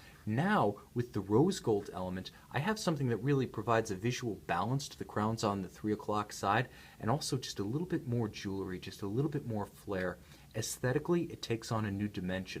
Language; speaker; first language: English; native; English